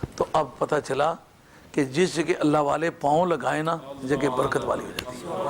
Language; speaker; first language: Urdu; non-native, local second language; Punjabi